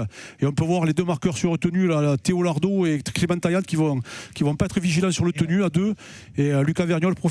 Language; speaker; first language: French; native; French